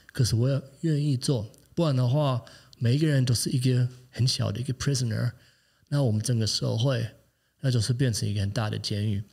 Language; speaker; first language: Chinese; non-native, fluent; German